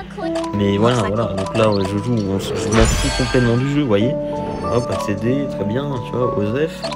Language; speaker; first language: French; native; French